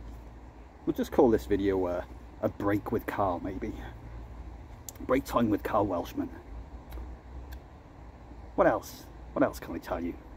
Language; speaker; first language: English; native; English